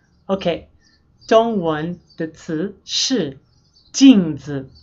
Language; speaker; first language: Chinese; non-native, learner; English